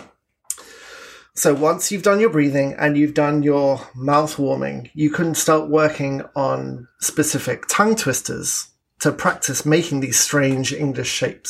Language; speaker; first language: English; native; English